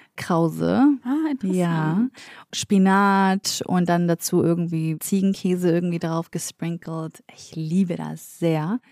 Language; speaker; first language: German; early bilingual, other home language; Central Kurdish